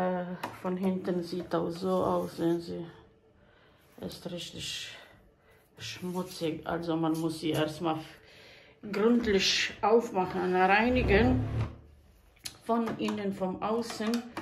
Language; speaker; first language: German; non-native, fluent; Croatian